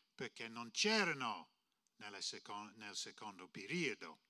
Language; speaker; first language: Italian; non-native, fluent; English